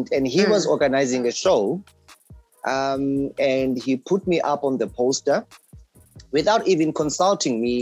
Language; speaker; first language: English; non-native, local second language; Xhosa